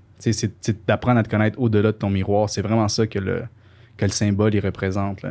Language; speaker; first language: French; early bilingual, other home language; Spanish